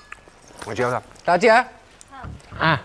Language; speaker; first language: Chinese; non-native, fluent; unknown